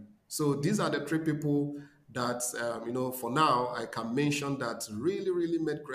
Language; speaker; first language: English; non-native, local second language; Igbo